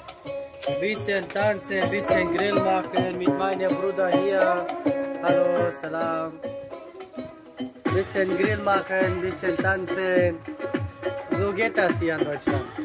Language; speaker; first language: German; non-native, learner; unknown